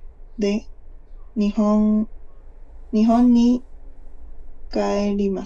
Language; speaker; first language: Japanese; non-native, learner; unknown